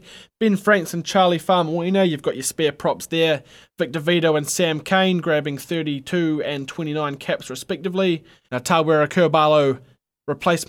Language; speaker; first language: English; native; English